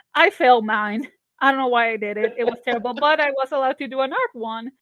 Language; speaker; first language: English; non-native, fluent; Spanish